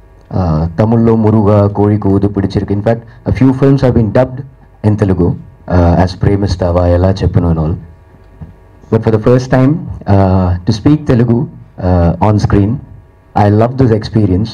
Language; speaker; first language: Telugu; non-native, learner; Tamil